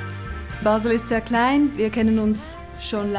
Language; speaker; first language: German; non-native, local second language; English